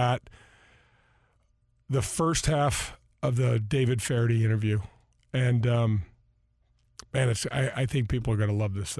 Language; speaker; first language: English; native; English